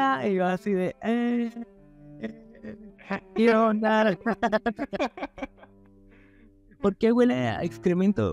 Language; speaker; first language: Spanish; native; Spanish